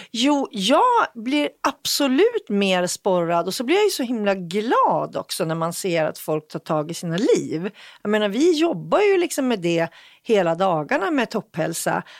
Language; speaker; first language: Swedish; native; Swedish